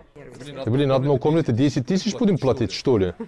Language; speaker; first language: Russian; non-native, learner; Turkish